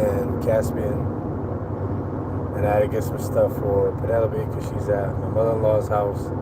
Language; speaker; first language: English; native; English